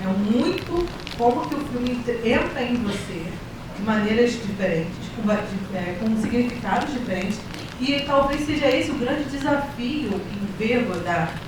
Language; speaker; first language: Portuguese; native; Portuguese